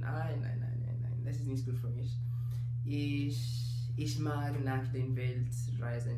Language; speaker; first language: German; non-native, learner; Spanish